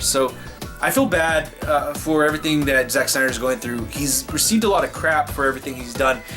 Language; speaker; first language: English; native; English